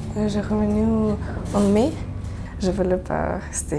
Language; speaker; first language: French; non-native, fluent; Ukrainian